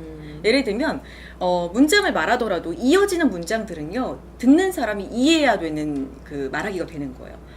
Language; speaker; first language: Korean; native; Korean